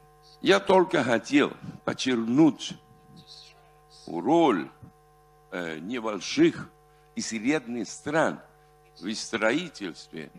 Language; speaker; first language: Russian; non-native, fluent; Spanish